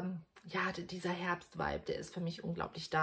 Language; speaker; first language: German; native; German